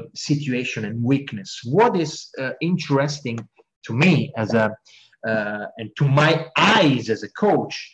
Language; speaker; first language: English; non-native, fluent; Italian